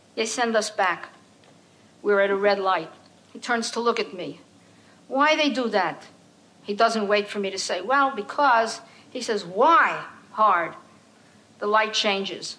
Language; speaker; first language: English; native; English